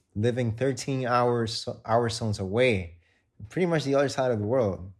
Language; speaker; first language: English; non-native, fluent; Spanish